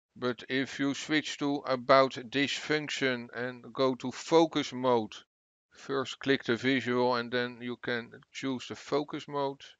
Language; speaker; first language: English; non-native, fluent; Dutch